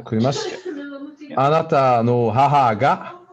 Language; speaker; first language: Japanese; non-native, learner; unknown